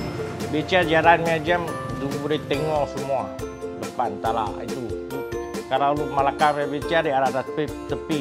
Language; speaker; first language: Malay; non-native, local second language; Min Nan Chinese